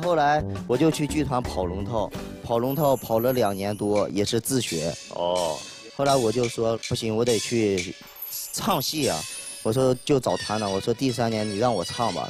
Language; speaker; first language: Chinese; native; Chinese